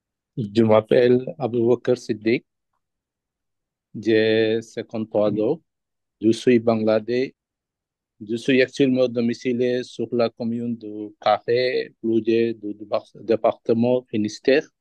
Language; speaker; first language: French; non-native, learner; Bangla